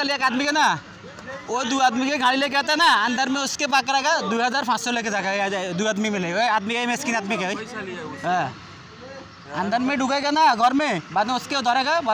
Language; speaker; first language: Hindi; non-native, learner; Bangla